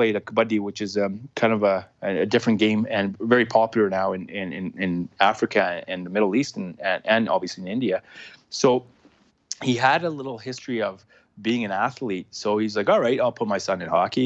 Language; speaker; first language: English; non-native, fluent; Punjabi